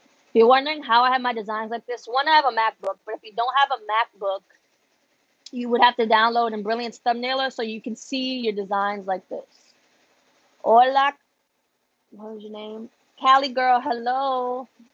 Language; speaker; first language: English; early bilingual, other home language; Spanish